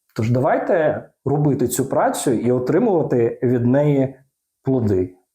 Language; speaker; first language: Ukrainian; non-native, local second language; Russian